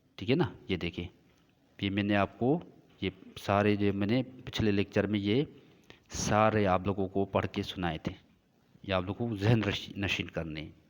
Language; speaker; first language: Urdu; non-native, local second language; Sindhi